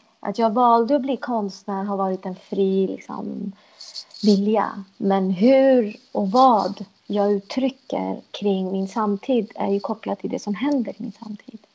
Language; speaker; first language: Swedish; early bilingual, other home language; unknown